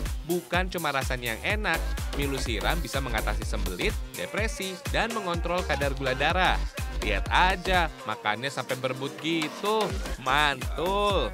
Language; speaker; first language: Indonesian; native; Indonesian